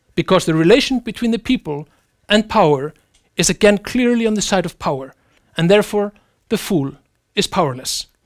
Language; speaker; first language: English; non-native, fluent; Icelandic